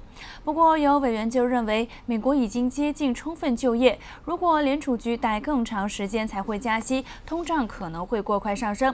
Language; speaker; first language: Chinese; non-native, local second language; Cantonese